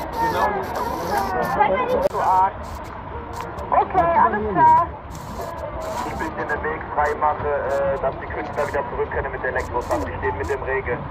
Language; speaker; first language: German; non-native, learner; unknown